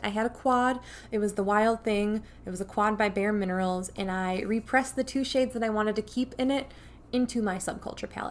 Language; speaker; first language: English; native; English